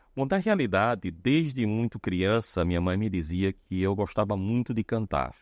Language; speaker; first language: Portuguese; early bilingual, heritage; Portuguese